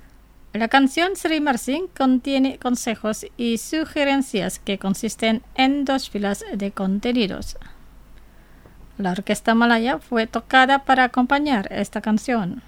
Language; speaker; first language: Spanish; non-native, fluent; Indonesian